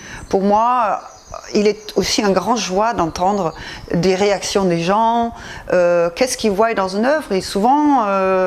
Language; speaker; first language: French; non-native, fluent; Dutch